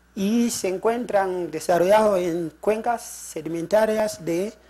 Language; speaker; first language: Spanish; non-native, fluent; Shona